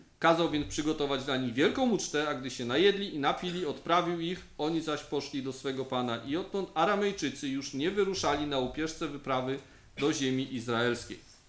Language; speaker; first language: Polish; native; Polish